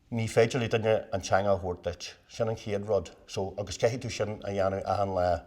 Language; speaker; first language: Irish; non-native, local second language; English